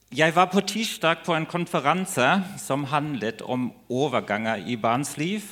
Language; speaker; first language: Norwegian; non-native, fluent; German